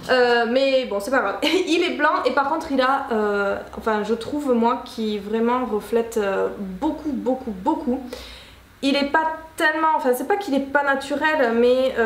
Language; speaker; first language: French; native; French